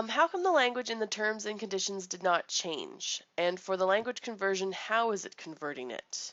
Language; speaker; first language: English; native; English